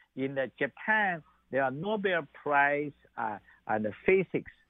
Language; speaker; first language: English; non-native, learner; Chinese